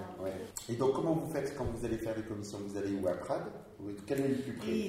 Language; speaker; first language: French; native; French